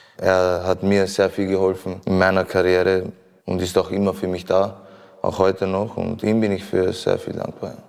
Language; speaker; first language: German; native; German